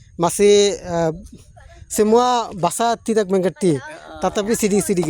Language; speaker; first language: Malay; non-native, learner; Bangla